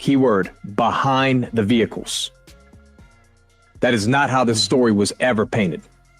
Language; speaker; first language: English; native; English